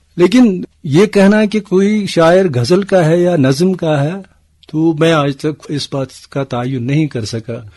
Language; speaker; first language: Urdu; non-native, local second language; Kashmiri